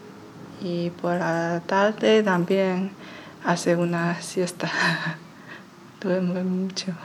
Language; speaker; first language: Spanish; non-native, learner; Chinese